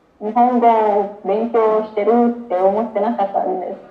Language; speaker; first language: Japanese; non-native, fluent; Romanian